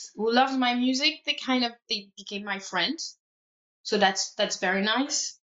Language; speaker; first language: English; non-native, fluent; French